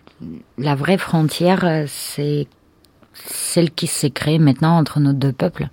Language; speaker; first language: French; non-native, fluent; Russian